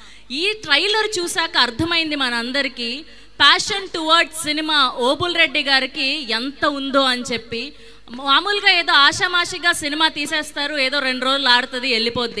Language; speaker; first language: Telugu; native; Telugu